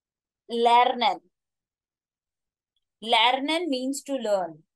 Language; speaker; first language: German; non-native, fluent; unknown